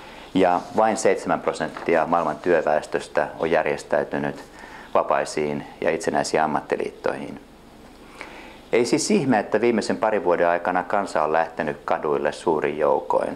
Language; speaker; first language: Finnish; native; Finnish